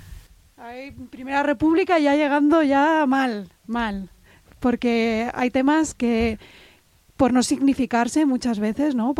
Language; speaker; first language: Spanish; native; Spanish